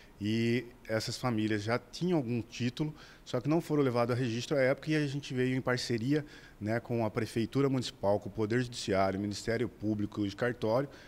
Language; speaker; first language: Portuguese; native; Portuguese